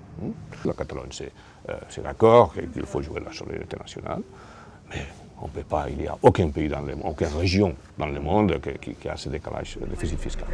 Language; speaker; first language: French; non-native, fluent; Catalan